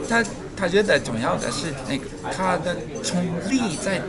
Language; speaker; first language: Chinese; non-native, learner; Japanese